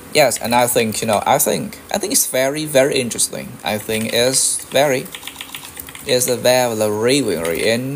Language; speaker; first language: English; non-native, fluent; Vietnamese